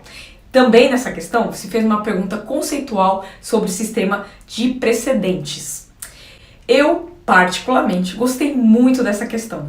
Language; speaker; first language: Portuguese; native; Portuguese